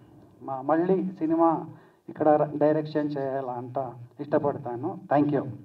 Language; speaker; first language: Telugu; non-native, learner; Kannada